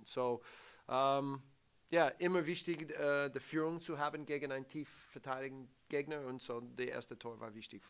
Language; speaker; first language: German; non-native, learner; English